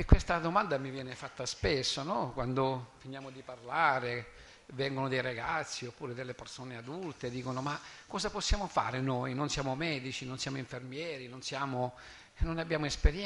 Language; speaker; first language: Italian; native; Italian